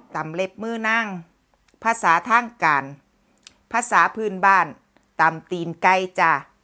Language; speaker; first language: Thai; native; Thai